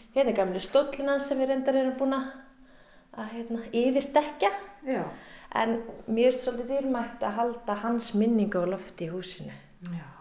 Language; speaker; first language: Icelandic; native; Icelandic